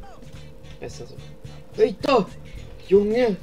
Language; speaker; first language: German; native; German